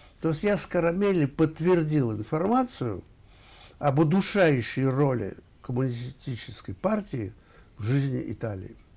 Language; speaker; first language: Russian; native; Russian